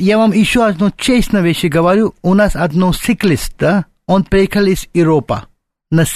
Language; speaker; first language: Russian; non-native, learner; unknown